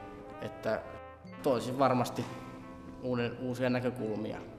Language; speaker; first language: Finnish; native; Finnish